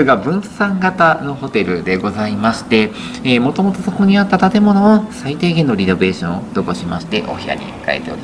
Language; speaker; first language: Japanese; native; Japanese